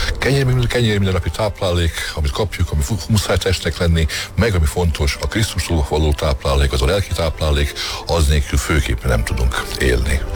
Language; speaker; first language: Hungarian; non-native, local second language; Croatian